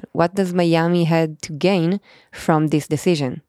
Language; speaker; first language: English; non-native, fluent; Hebrew